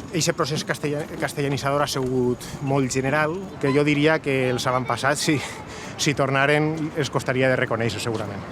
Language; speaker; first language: Catalan; native; Catalan